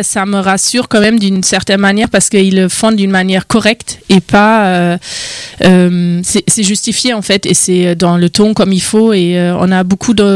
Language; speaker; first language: French; non-native, fluent; German